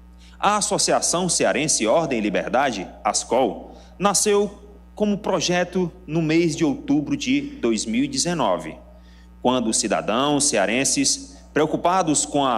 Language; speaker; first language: Portuguese; native; Portuguese